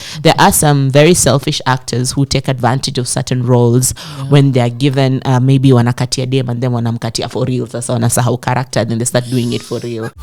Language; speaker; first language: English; non-native, local second language; Swahili